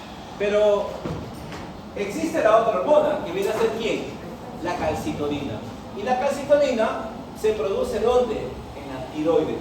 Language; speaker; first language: Spanish; native; Spanish